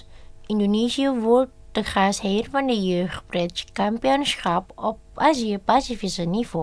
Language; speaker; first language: Dutch; non-native, fluent; Indonesian